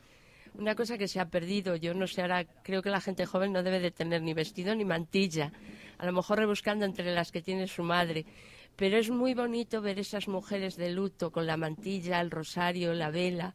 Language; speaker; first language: Spanish; native; Spanish